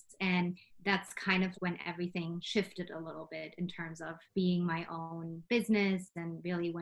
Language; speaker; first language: English; non-native, fluent; German